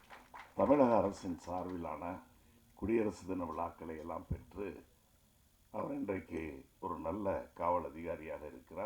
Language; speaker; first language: Tamil; native; Tamil